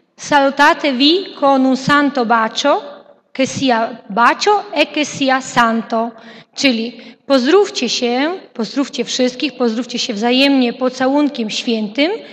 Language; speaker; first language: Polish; native; Polish